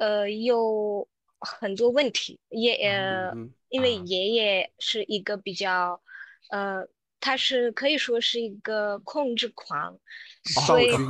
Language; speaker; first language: Chinese; non-native, local second language; Tamil